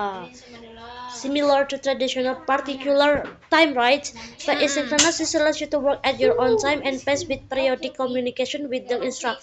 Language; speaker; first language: English; non-native, learner; Indonesian